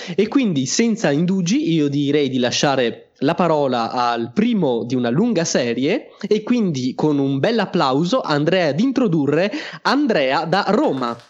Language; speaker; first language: Italian; native; Italian